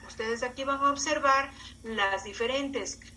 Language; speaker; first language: Spanish; native; Spanish